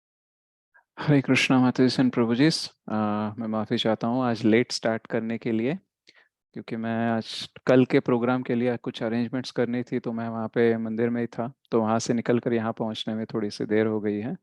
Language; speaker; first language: Hindi; native; Hindi